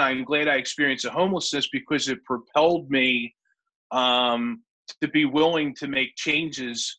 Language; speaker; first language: English; native; English